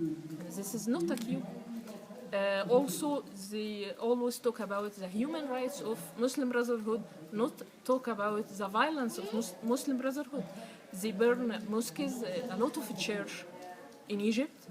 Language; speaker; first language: English; non-native, learner; Arabic